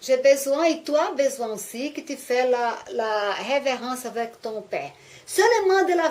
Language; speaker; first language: French; non-native, learner; Portuguese